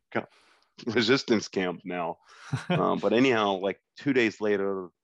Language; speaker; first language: English; non-native, fluent; Arabic